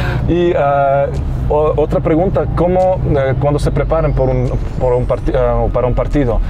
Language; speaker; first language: Spanish; non-native, learner; German